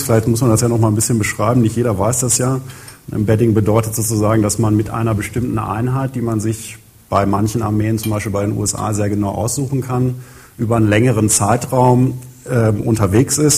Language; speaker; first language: German; native; German